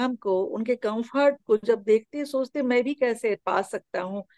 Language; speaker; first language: Hindi; native; Hindi